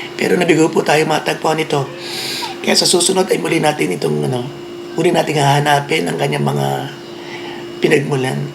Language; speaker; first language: Filipino; native; Filipino